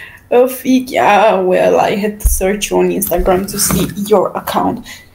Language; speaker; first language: English; non-native, learner; Romanian